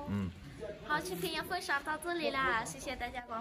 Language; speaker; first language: Chinese; non-native, learner; Lao